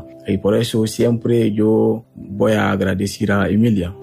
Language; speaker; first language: Spanish; non-native, learner; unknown